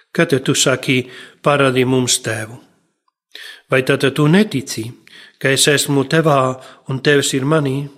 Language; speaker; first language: Latvian; non-native, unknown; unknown